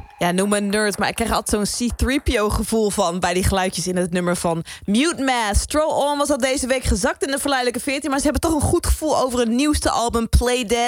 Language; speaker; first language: Dutch; native; Dutch